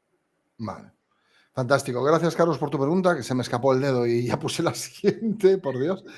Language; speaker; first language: Spanish; native; Spanish